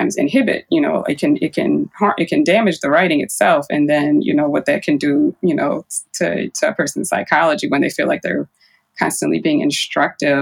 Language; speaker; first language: English; native; English